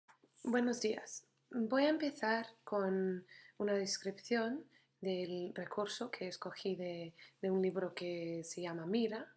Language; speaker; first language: Spanish; non-native, fluent; English